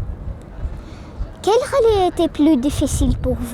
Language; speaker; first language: French; non-native, learner; Russian